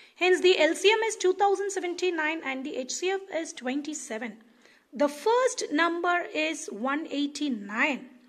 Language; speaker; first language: English; non-native, local second language; Tamil